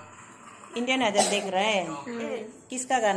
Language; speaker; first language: Hindi; non-native, local second language; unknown